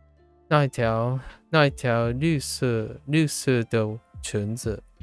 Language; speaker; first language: Chinese; non-native, learner; English